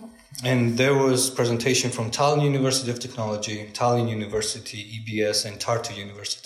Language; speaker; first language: English; non-native, fluent; Georgian